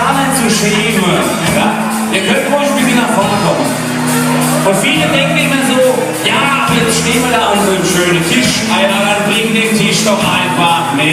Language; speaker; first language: German; native; German